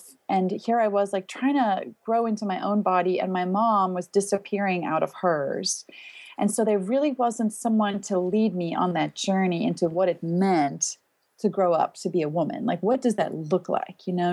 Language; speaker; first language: English; native; English